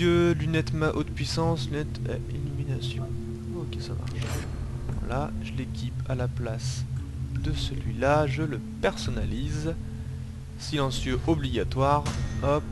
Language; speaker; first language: French; native; French